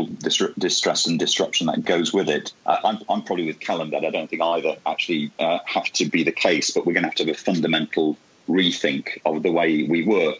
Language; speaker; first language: English; native; English